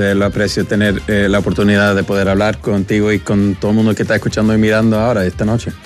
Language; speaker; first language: Spanish; early bilingual, heritage; Spanish